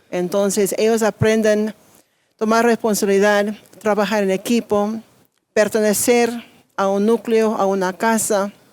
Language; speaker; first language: Spanish; non-native, fluent; English